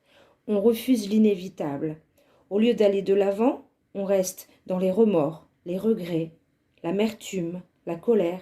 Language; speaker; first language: French; native; French